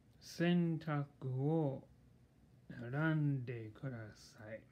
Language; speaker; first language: Japanese; non-native, learner; English